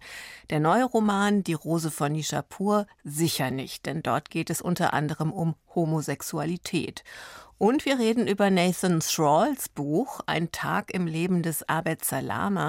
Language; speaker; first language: German; native; German